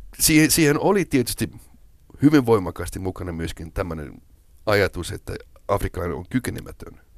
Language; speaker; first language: Finnish; non-native, local second language; Swedish